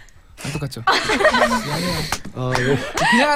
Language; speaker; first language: Korean; native; Korean